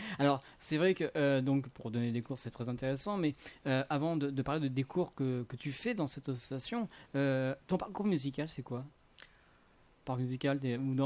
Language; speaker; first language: French; native; French